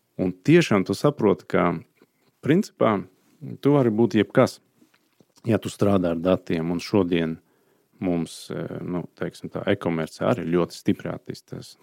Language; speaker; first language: Latvian; non-native, fluent; Azerbaijani